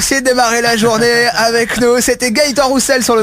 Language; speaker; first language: French; native; French